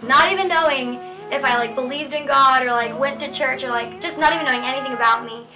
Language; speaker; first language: English; native; English